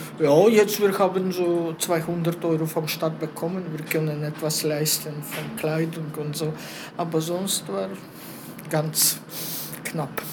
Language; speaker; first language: German; non-native, learner; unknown